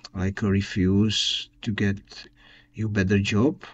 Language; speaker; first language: English; non-native, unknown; Czech